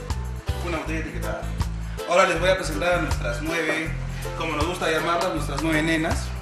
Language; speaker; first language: Spanish; native; Spanish